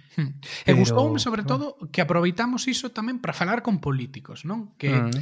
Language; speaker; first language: Galician; native; Galician